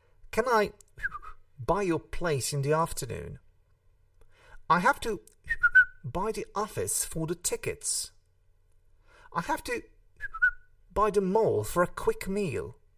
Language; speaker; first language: English; non-native, fluent; Hungarian